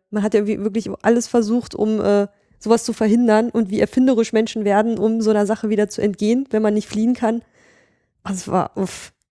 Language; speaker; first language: German; native; German